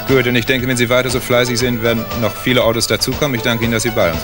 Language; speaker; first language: German; native; German